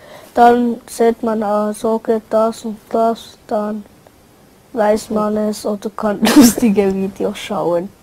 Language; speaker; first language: German; early bilingual, other home language; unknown